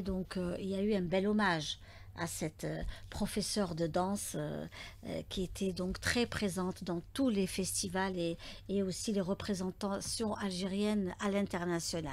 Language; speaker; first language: French; native; French